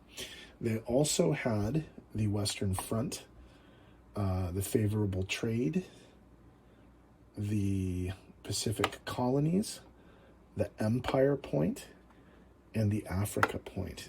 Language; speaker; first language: English; native; English